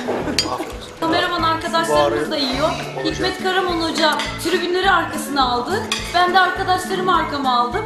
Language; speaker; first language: Turkish; native; Turkish